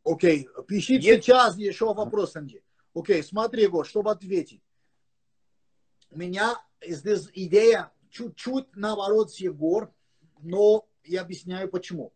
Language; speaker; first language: Russian; non-native, learner; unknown